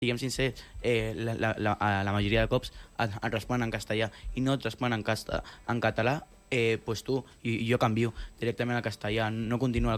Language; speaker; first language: Catalan; non-native, local second language; Spanish